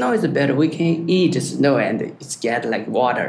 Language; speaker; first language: English; non-native, learner; Tibetan